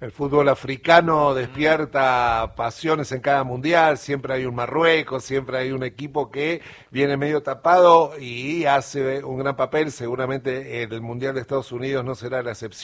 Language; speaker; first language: Spanish; native; Spanish